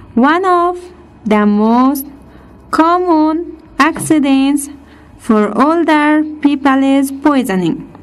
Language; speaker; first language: English; non-native, fluent; Persian